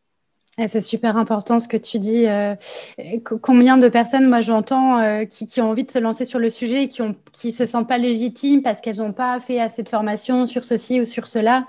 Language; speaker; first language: French; native; French